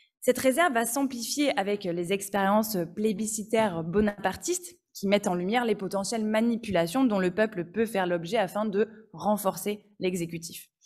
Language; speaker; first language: French; native; French